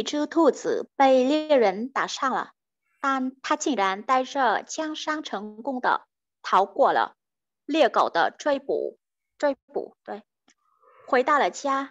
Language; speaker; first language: Chinese; non-native, fluent; Vietnamese